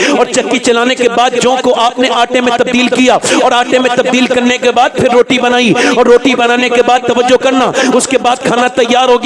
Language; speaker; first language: Urdu; native; Urdu